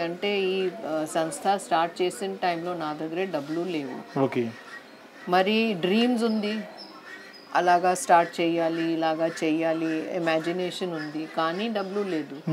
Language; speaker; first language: Telugu; non-native, learner; Hindi